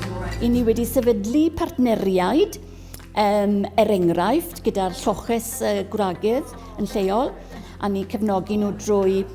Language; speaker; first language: Welsh; native; Welsh